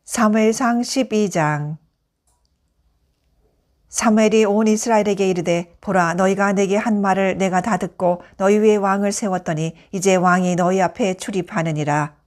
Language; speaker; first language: Korean; native; Korean